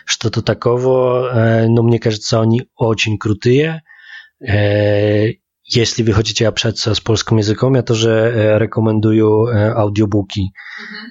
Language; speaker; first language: Polish; non-native, learner; Russian